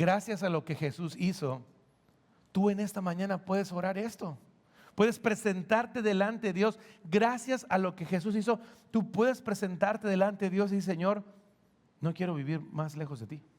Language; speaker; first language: Spanish; native; Spanish